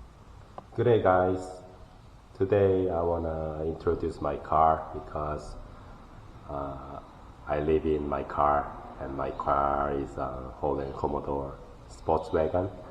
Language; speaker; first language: English; non-native, learner; Korean